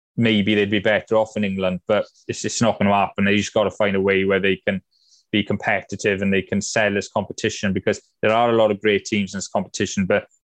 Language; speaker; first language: English; native; English